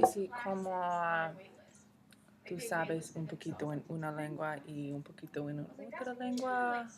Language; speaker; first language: Spanish; non-native, learner; English